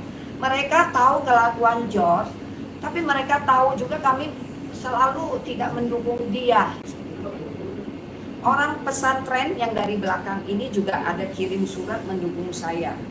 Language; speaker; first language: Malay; non-native, local second language; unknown